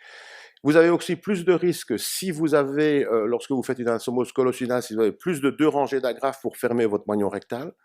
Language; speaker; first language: French; native; French